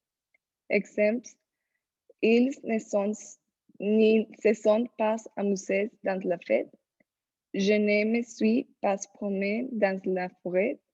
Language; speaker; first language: French; non-native, learner; Spanish